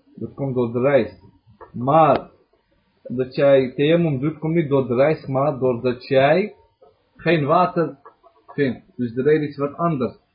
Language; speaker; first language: Dutch; early bilingual, other home language; Arabic